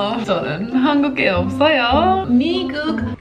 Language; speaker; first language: Korean; non-native, fluent; English